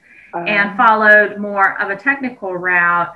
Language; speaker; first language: English; native; English